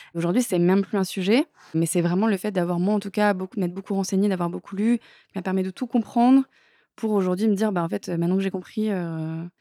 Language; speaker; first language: French; native; French